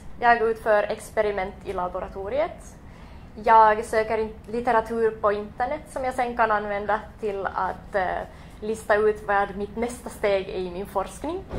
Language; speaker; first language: Swedish; native; Swedish